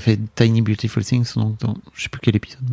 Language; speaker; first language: French; native; French